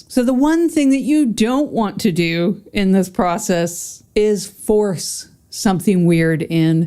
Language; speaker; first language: English; native; English